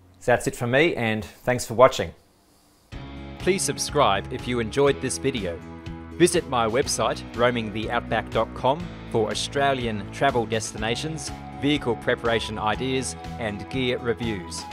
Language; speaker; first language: English; native; English